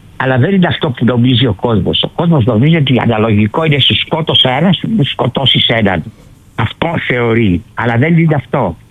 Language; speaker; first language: Greek; early bilingual, heritage; Greek